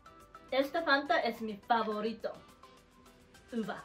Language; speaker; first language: Spanish; non-native, learner; Japanese